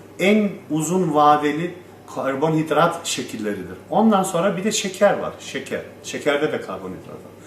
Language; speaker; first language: Turkish; early bilingual, heritage; Turkish